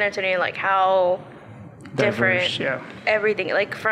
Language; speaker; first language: English; early bilingual, other home language; Spanish